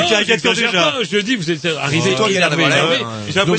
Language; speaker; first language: French; native; French